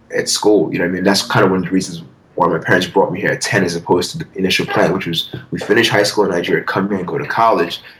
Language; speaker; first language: English; early bilingual, other home language; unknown